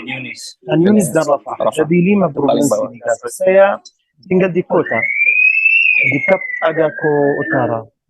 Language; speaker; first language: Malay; non-native, learner; Arabic